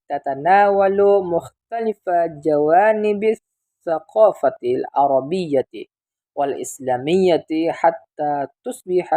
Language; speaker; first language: Arabic; non-native, learner; Indonesian